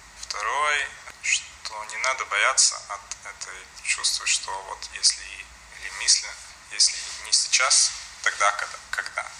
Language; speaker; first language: Russian; non-native, local second language; Latvian